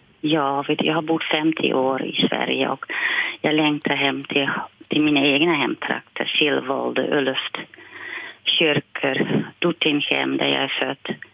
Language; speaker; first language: Swedish; non-native, fluent; Dutch